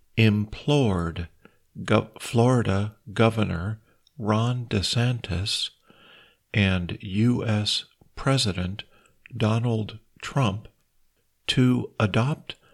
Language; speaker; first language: English; native; English